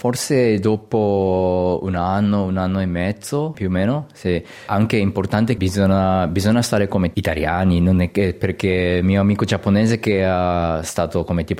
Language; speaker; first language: Italian; non-native, learner; Japanese